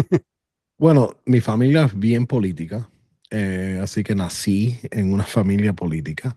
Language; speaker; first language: Spanish; early bilingual, other home language; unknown